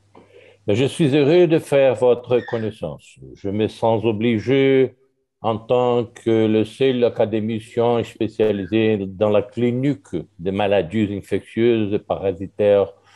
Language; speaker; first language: French; non-native, learner; Portuguese